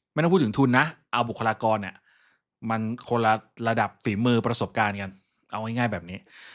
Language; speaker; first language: Thai; native; Thai